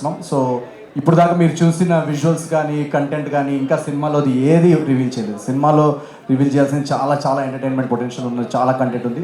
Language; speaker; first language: Telugu; native; Telugu